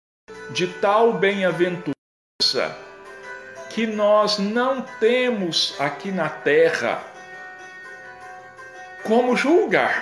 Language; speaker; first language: Portuguese; native; Portuguese